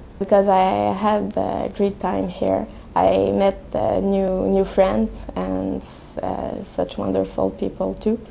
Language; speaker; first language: English; non-native, learner; French